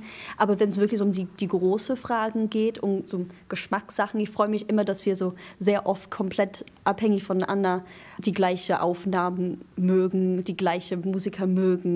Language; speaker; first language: German; non-native, fluent; English